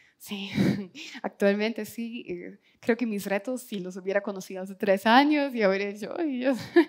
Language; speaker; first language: Spanish; non-native, fluent; German